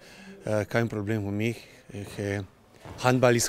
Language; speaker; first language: German; non-native, learner; Slovenian